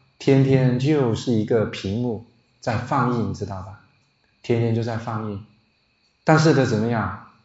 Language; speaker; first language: Chinese; non-native, local second language; Min Nan Chinese